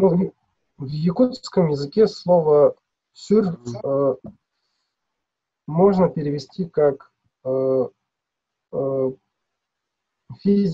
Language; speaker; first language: Russian; non-native, local second language; Yakut